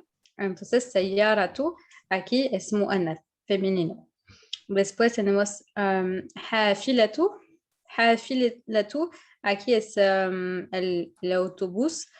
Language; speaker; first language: Spanish; non-native, fluent; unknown